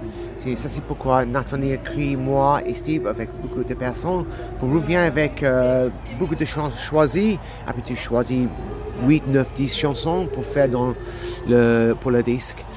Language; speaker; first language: French; non-native, learner; English